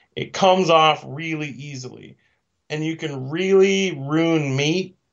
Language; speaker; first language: English; native; English